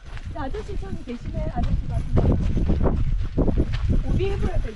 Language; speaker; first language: Korean; native; Korean